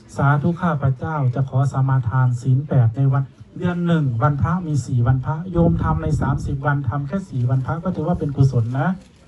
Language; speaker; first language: Thai; native; Thai